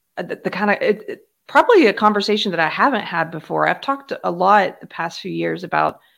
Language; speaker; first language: English; native; English